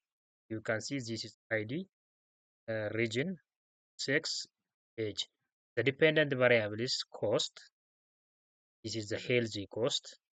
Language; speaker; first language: English; non-native, local second language; Oromo